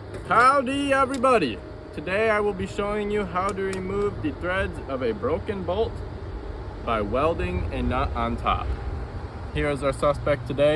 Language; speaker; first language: English; native; English